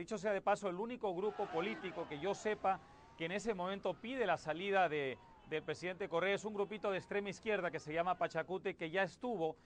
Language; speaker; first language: Spanish; native; Spanish